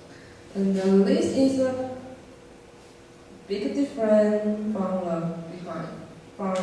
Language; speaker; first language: English; non-native, learner; Chinese